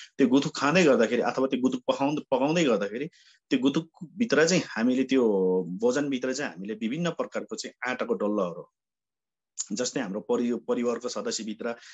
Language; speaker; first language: Nepali; non-native, local second language; Sherpa